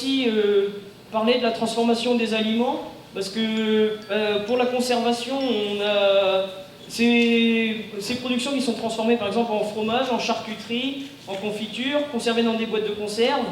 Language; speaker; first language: French; native; French